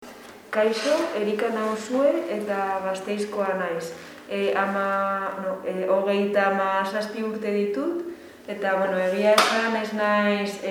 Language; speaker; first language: Basque; non-native, learner; Spanish